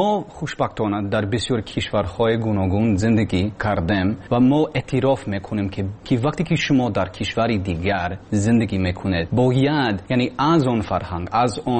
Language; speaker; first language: Persian; non-native, learner; English